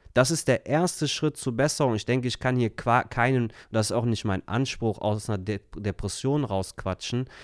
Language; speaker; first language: German; early bilingual, other home language; Turkish